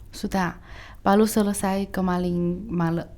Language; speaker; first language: Indonesian; non-native, fluent; Chinese